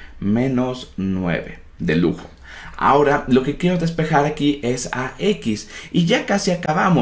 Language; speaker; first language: Spanish; native; Spanish